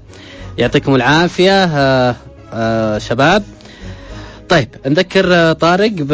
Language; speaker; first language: Arabic; native; Arabic